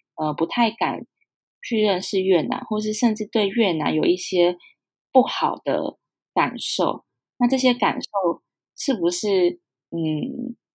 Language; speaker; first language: Chinese; native; Chinese